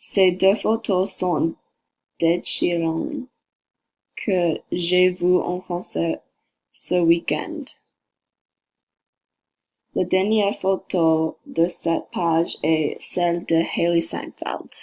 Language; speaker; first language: French; non-native, learner; English